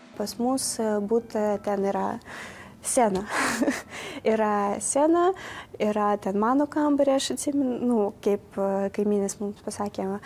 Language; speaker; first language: Lithuanian; non-native, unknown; Ukrainian